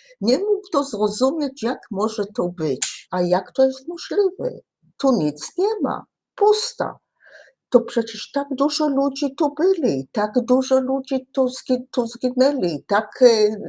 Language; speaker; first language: Polish; early bilingual, heritage; Polish